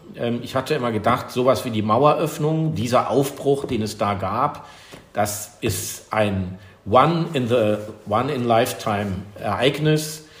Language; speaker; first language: German; native; German